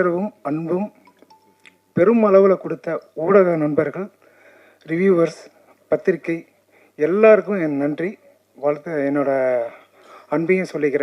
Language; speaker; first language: Tamil; native; Tamil